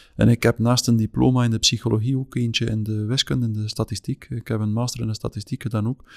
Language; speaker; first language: Dutch; native; Dutch